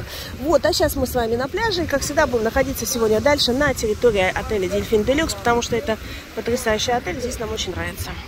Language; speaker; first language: Russian; native; Russian